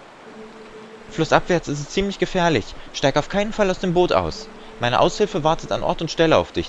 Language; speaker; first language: German; native; German